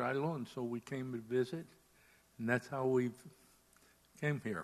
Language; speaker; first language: English; native; English